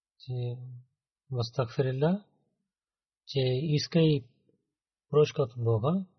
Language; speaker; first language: Bulgarian; non-native, learner; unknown